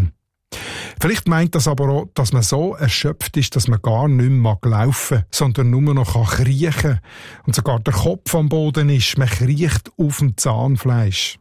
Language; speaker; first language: German; native; German